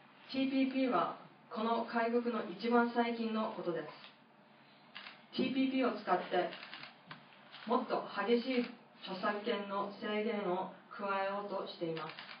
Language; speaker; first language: Japanese; non-native, fluent; English